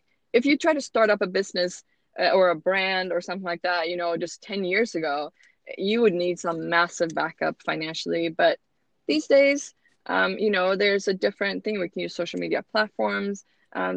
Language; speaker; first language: English; non-native, fluent; Swedish